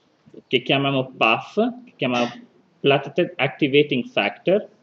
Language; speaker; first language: Italian; non-native, learner; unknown